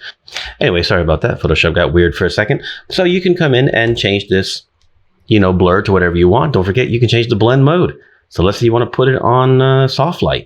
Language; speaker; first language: English; native; English